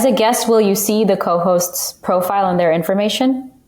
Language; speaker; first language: English; native; English